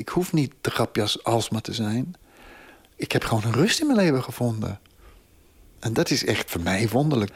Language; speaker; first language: Dutch; non-native, fluent; English